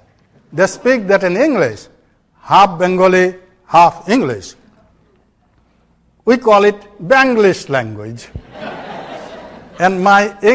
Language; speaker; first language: English; non-native, local second language; Bangla